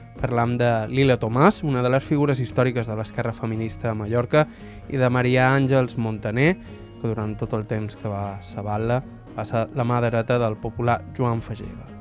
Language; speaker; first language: Catalan; native; Catalan